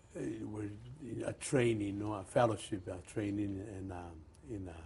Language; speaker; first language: English; early bilingual, other home language; Spanish